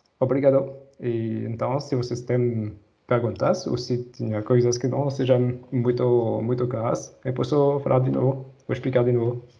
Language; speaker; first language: Portuguese; non-native, fluent; French